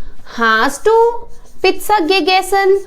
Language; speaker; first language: German; non-native, fluent; Hindi